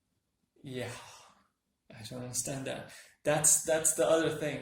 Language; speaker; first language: English; non-native, fluent; Turkish